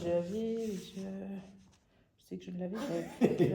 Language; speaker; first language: French; native; French